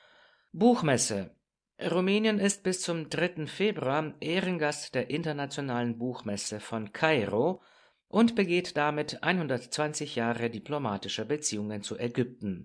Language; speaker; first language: German; non-native, fluent; Romanian